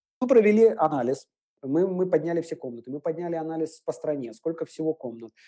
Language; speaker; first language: Russian; native; Russian